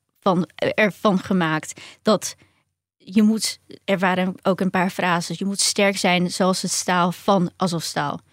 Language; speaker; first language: Dutch; early bilingual, other home language; Ukrainian